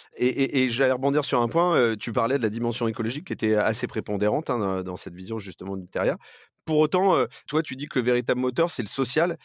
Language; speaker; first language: French; native; French